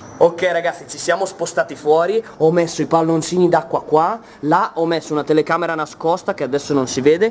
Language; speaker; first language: Italian; native; Italian